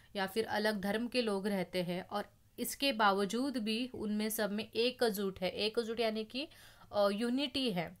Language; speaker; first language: Hindi; non-native, local second language; Marathi